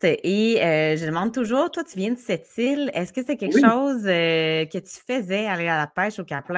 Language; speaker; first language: French; native; French